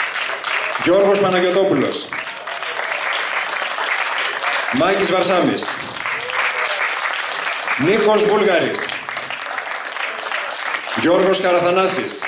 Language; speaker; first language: Greek; native; Greek